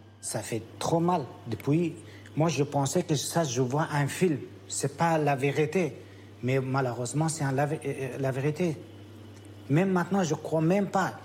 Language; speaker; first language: French; non-native, learner; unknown